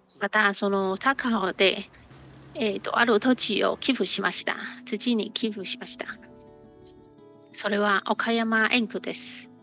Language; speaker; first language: Japanese; non-native, learner; Chinese